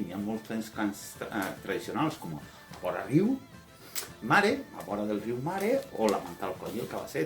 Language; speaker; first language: Catalan; native; Catalan